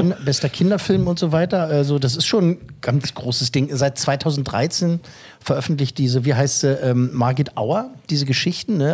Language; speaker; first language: German; native; German